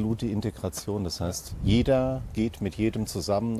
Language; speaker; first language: German; native; German